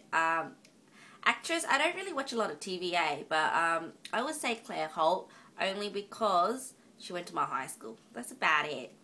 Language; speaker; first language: English; native; English